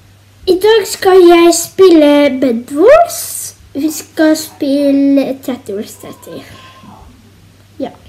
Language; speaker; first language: Norwegian; non-native, learner; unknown